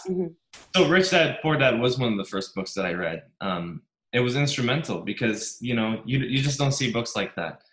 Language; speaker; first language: English; native; English